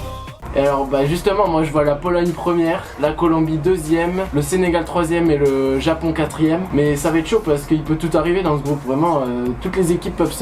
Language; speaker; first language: French; native; French